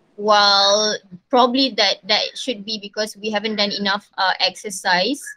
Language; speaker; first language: English; non-native, local second language; Malay